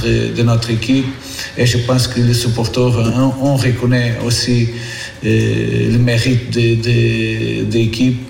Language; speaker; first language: French; non-native, fluent; Portuguese